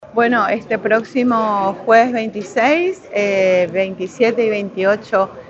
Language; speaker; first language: Spanish; native; Spanish